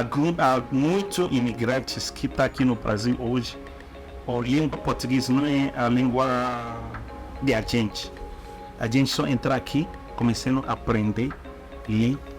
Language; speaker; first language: Portuguese; non-native, learner; Igbo